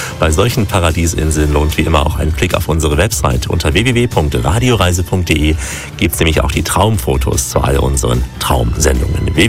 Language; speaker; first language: German; native; German